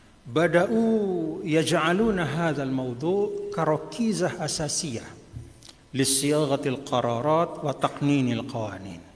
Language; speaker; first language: Arabic; non-native, fluent; Sasak